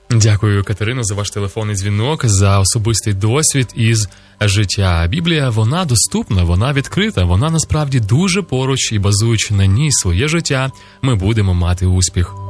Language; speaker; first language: Ukrainian; native; Ukrainian